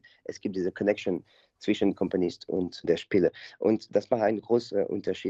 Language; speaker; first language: German; non-native, learner; French